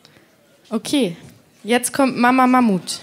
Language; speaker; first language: German; native; German